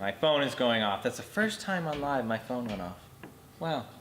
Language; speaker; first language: English; native; English